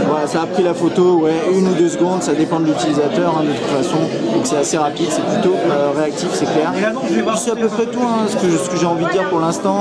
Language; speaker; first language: French; native; French